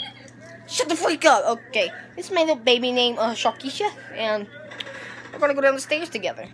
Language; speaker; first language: English; native; English